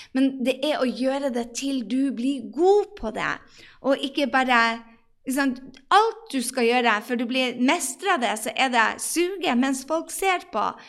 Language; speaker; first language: Norwegian; native; Norwegian